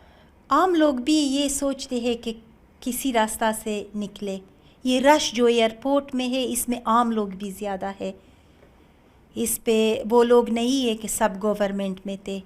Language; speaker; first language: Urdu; non-native, learner; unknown